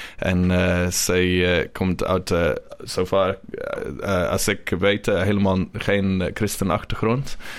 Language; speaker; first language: Dutch; non-native, learner; English